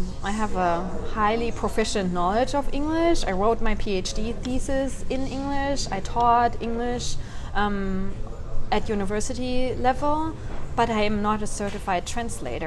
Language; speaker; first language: English; non-native, fluent; German